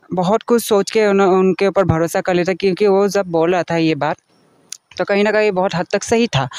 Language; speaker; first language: Hindi; non-native, local second language; Assamese